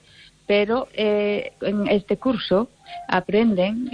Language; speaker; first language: Spanish; non-native, learner; Japanese